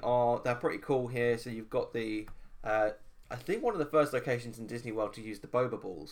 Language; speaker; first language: English; native; English